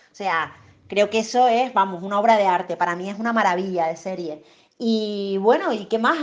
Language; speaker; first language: Spanish; native; Spanish